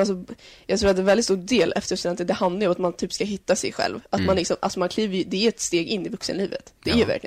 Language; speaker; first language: Swedish; native; Swedish